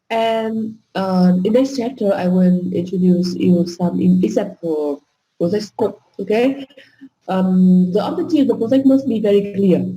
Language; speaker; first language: English; non-native, fluent; Vietnamese